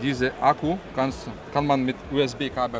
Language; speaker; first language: German; non-native, fluent; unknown